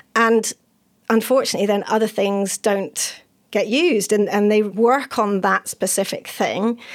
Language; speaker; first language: English; native; English